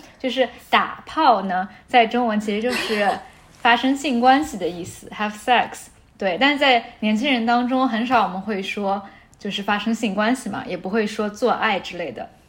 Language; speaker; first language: Chinese; native; Chinese